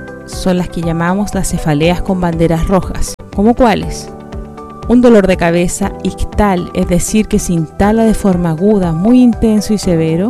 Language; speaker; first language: Spanish; native; Spanish